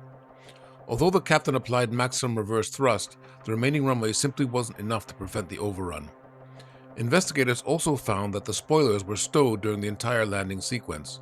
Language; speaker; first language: English; native; English